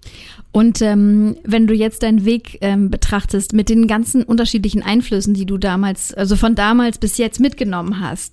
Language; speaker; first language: German; native; German